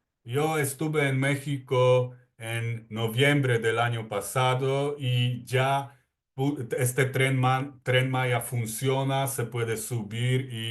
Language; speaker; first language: Spanish; non-native, fluent; Polish